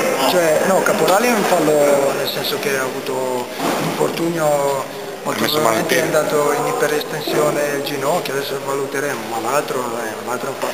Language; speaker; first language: Italian; native; Italian